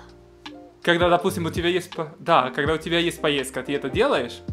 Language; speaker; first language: Russian; non-native, fluent; Spanish